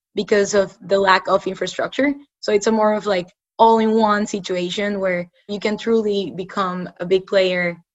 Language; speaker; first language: English; non-native, fluent; Spanish